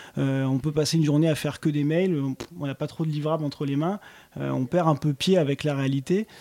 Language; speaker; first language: French; native; French